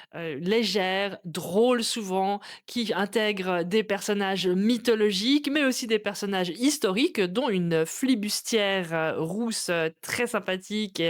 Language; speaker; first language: French; native; French